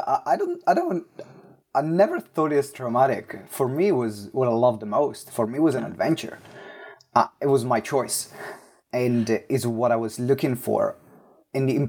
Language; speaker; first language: English; non-native, fluent; Italian